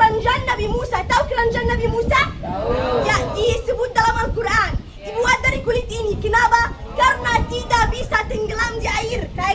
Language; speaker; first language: Indonesian; non-native, fluent; Arabic